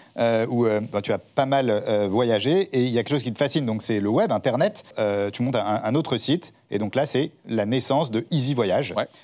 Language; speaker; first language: French; native; French